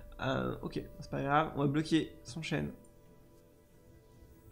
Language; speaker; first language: French; native; French